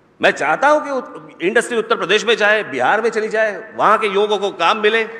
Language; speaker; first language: Hindi; non-native, local second language; Marathi